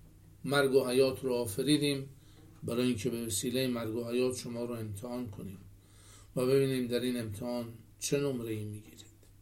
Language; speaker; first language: Persian; native; Persian